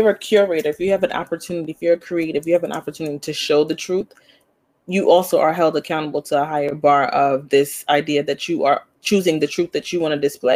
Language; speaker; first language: English; early bilingual, other home language; Spanish